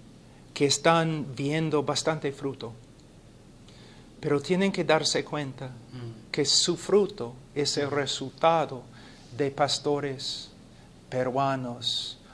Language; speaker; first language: Spanish; non-native, fluent; English